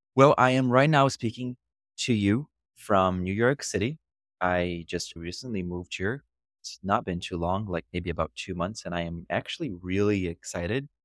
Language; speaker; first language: English; non-native, fluent; Portuguese